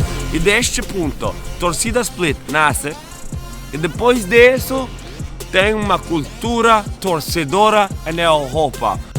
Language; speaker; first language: Portuguese; non-native, fluent; Spanish